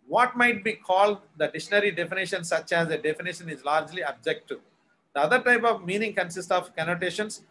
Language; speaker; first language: English; non-native, local second language; Telugu